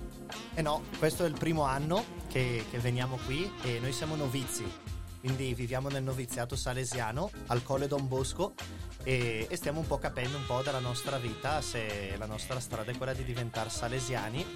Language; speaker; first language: Italian; native; Italian